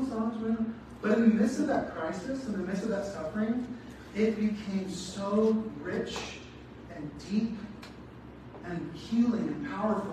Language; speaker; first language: English; native; English